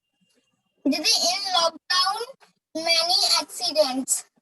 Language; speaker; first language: English; non-native, learner; Hindi